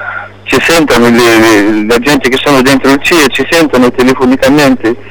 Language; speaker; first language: Italian; non-native, local second language; Arabic